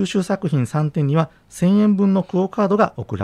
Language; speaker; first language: Japanese; native; Japanese